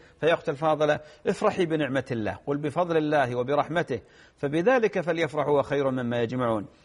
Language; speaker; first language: Arabic; native; Arabic